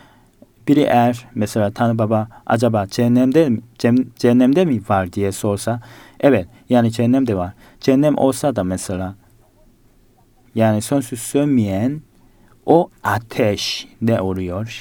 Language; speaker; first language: Turkish; non-native, fluent; Korean